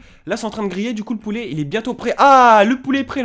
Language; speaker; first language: French; native; French